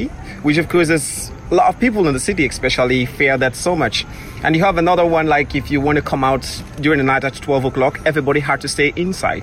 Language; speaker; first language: English; non-native, local second language; Krio